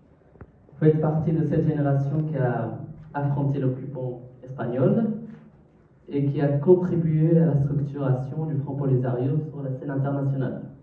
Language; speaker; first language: French; native; French